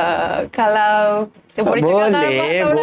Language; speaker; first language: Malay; non-native, learner; Japanese